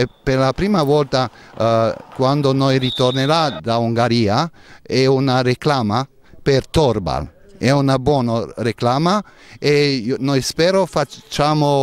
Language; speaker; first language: Italian; non-native, learner; Hungarian